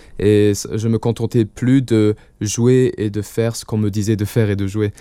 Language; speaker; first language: French; non-native, local second language; Luxembourgish